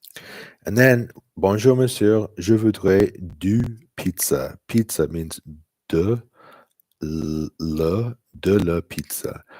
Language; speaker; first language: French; non-native, learner; English